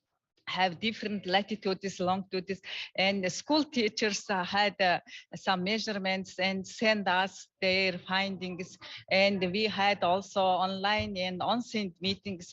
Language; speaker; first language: English; non-native, learner; Mongolian